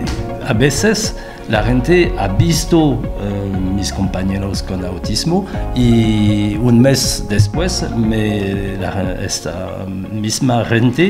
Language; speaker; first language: Spanish; non-native, fluent; French